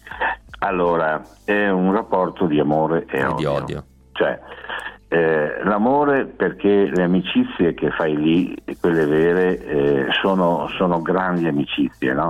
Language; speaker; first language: Italian; native; Italian